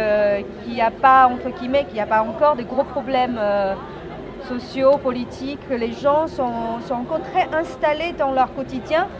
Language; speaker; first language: French; non-native, fluent; Chinese